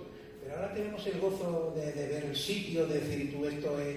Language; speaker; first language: Spanish; native; Spanish